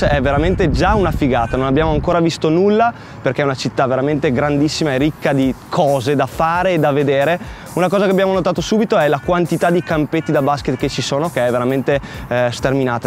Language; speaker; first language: Italian; native; Italian